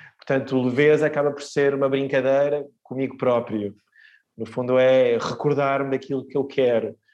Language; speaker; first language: Portuguese; early bilingual, heritage; Portuguese